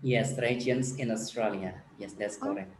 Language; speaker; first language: English; non-native, learner; Indonesian